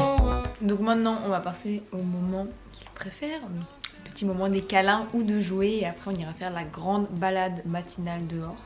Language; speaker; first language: French; native; French